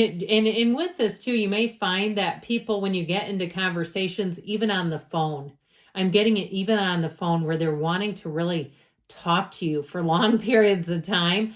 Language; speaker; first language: English; native; English